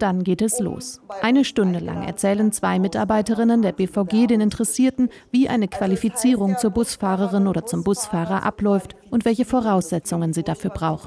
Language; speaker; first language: German; native; German